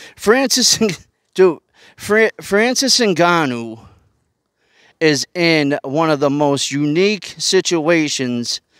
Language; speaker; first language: English; native; English